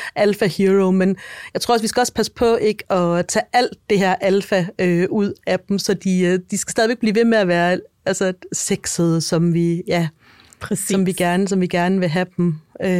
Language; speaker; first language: Danish; native; Danish